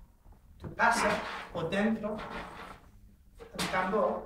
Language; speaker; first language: Spanish; non-native, learner; English